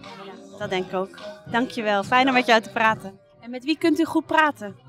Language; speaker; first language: Dutch; native; Dutch